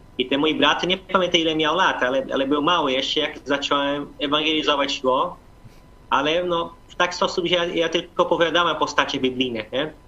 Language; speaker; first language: Polish; non-native, fluent; Portuguese